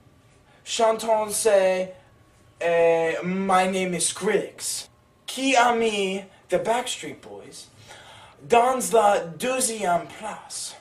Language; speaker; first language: French; non-native, learner; English